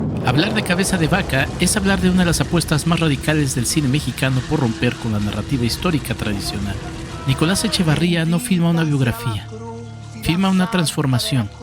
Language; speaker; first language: Spanish; native; Spanish